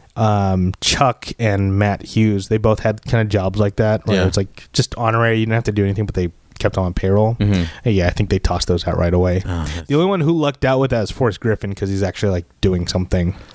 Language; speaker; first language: English; early bilingual, other home language; Filipino